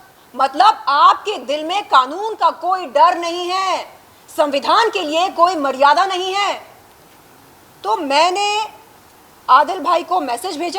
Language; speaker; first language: Hindi; native; Hindi